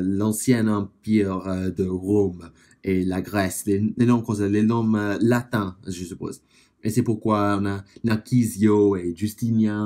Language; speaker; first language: French; non-native, fluent; English